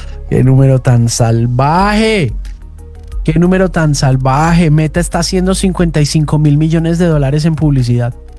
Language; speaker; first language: Spanish; native; Spanish